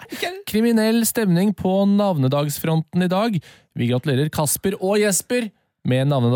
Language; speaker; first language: Norwegian; native; Norwegian